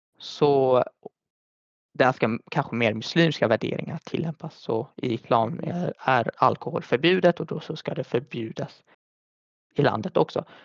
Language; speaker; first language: Swedish; early bilingual, other home language; Arabic